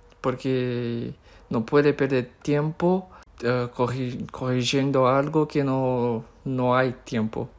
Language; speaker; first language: Spanish; non-native, fluent; Portuguese